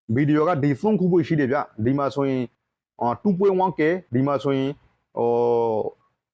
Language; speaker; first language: Burmese; non-native, local second language; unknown